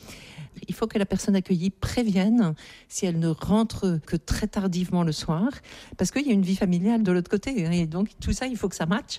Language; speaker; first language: French; native; French